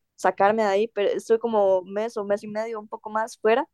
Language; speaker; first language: Spanish; native; Spanish